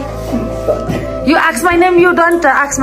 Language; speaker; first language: English; non-native, learner; Nepali